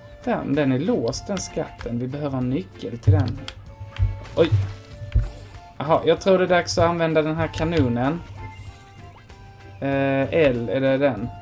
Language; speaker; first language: Swedish; native; Swedish